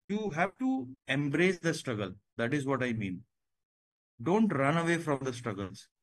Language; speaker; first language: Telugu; non-native, fluent; Gujarati